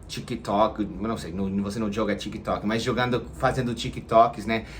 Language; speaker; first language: Portuguese; non-native, fluent; English